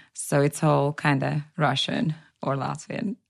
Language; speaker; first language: English; non-native, fluent; Russian